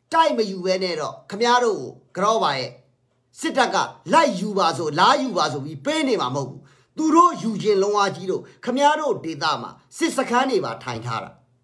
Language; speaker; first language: Burmese; non-native, local second language; Kachin